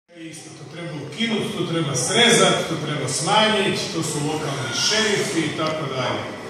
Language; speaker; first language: Croatian; native; Croatian